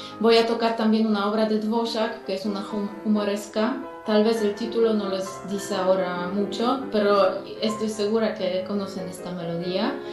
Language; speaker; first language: Spanish; non-native, fluent; Polish